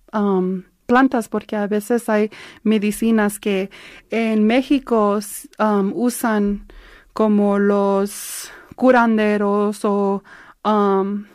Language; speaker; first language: Spanish; early bilingual, heritage; Spanish